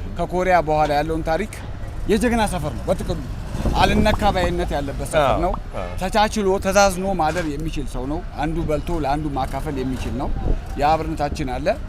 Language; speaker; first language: Amharic; native; Amharic